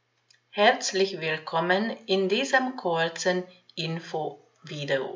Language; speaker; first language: German; non-native, fluent; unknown